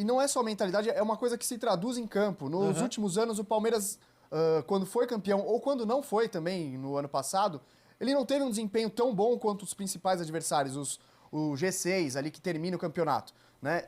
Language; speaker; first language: Portuguese; native; Portuguese